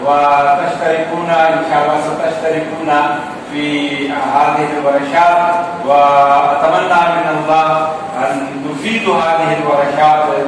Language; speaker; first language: Arabic; non-native, learner; Urdu